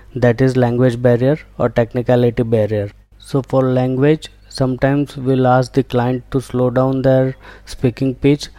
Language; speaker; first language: English; non-native, local second language; Gujarati